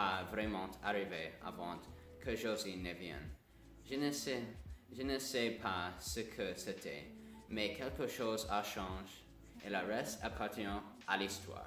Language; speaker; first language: French; non-native, learner; English